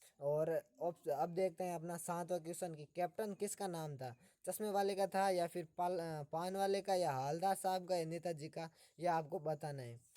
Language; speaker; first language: Hindi; native; Hindi